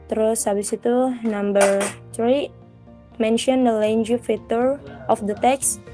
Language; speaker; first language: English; non-native, learner; Indonesian